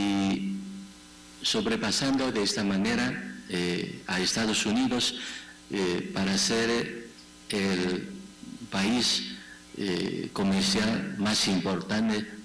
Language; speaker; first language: Spanish; non-native, fluent; Chinese